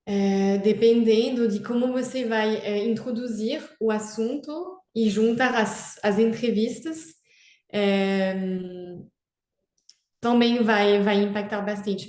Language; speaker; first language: Portuguese; non-native, fluent; French